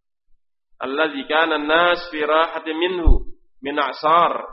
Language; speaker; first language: Arabic; non-native, fluent; Indonesian